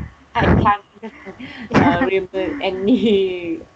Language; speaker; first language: English; non-native, learner; Vietnamese